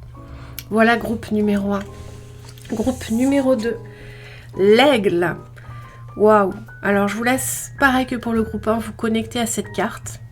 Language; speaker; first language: French; native; French